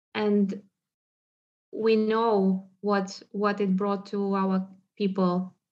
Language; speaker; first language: English; non-native, fluent; Russian